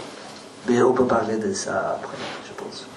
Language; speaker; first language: French; non-native, learner; Spanish